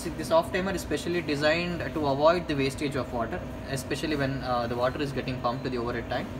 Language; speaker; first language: English; non-native, local second language; Kannada